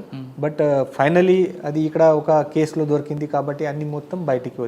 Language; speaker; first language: Telugu; non-native, fluent; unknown